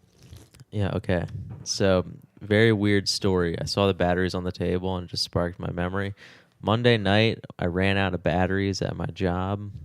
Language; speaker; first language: English; native; English